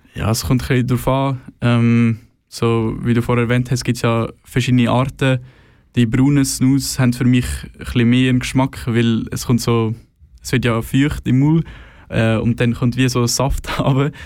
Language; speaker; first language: German; non-native, fluent; Swedish